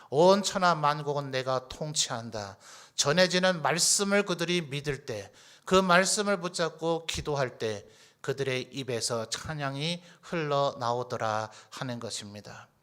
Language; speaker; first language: Korean; native; Korean